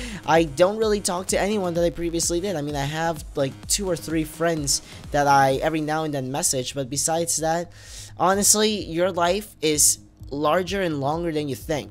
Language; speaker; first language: English; native; English